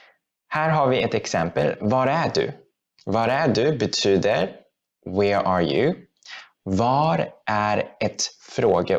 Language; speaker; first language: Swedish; non-native, fluent; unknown